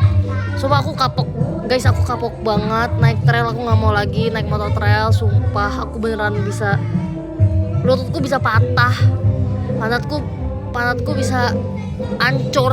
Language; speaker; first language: Indonesian; native; Indonesian